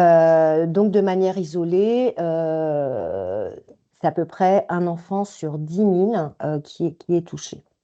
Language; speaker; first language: French; native; French